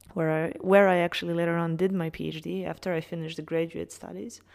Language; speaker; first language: English; non-native, fluent; Serbian